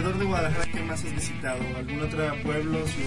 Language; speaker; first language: Spanish; native; Spanish